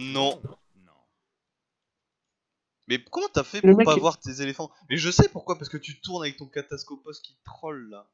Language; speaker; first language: French; native; French